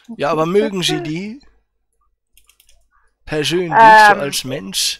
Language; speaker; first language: German; native; German